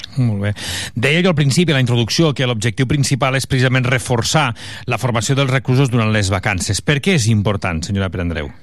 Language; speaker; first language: Catalan; native; Catalan